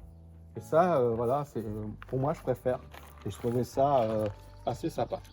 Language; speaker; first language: French; native; French